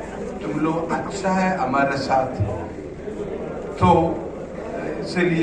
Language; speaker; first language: Hindi; non-native, local second language; Malayalam